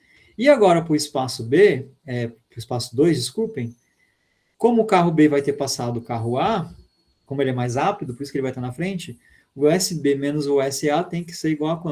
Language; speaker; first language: Portuguese; native; Portuguese